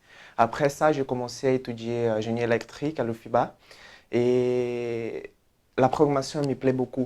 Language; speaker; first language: French; non-native, fluent; Portuguese